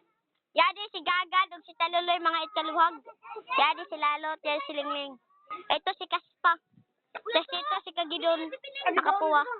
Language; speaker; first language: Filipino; non-native, local second language; Cebuano